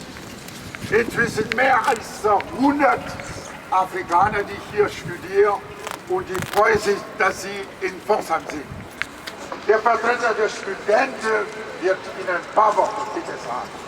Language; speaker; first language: German; non-native, learner; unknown